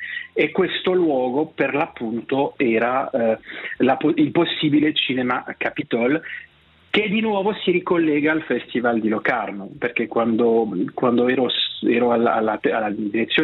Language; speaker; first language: Italian; non-native, local second language; French